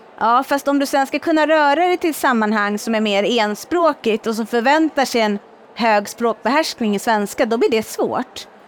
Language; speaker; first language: Swedish; native; Swedish